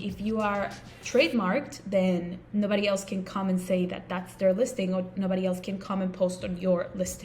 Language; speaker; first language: English; non-native, local second language; Spanish